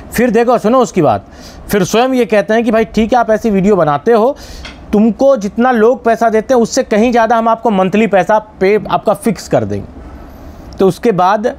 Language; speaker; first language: Hindi; non-native, local second language; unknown